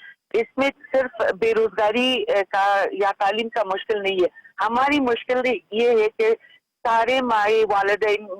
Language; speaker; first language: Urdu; non-native, fluent; Persian